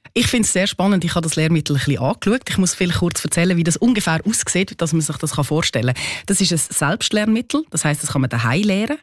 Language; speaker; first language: German; native; German